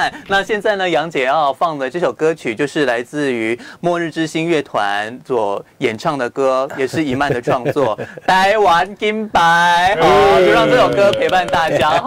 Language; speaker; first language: Chinese; native; Chinese